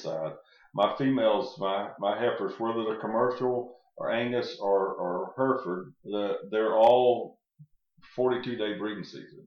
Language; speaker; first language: English; native; English